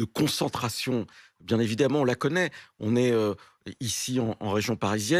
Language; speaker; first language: French; native; French